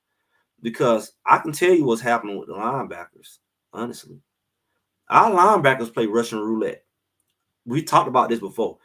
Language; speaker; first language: English; native; English